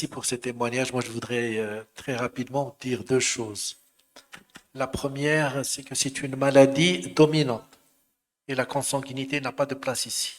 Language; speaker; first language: French; non-native, local second language; Arabic